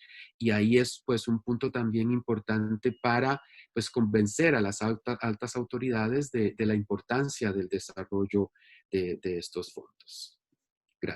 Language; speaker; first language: Spanish; native; Spanish